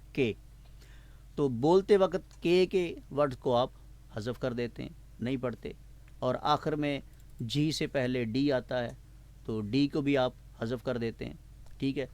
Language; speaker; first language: Urdu; non-native, local second language; Punjabi